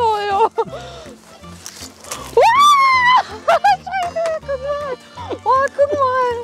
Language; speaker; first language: Korean; non-native, learner; German